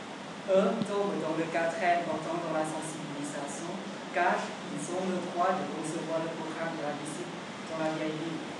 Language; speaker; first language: French; non-native, learner; Vietnamese